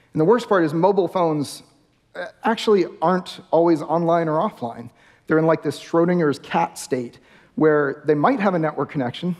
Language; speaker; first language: English; native; English